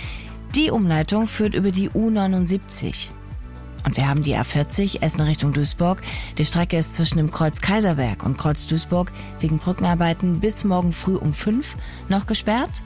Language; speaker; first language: German; native; German